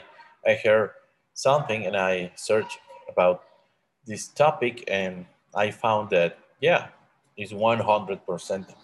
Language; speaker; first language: English; non-native, learner; Spanish